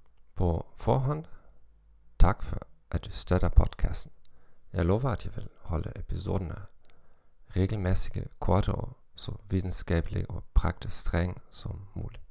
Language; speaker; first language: Danish; non-native, fluent; German